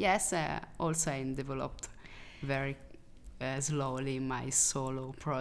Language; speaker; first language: English; non-native, learner; Italian